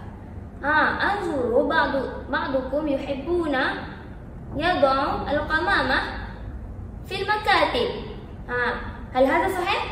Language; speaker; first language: Arabic; non-native, learner; Malay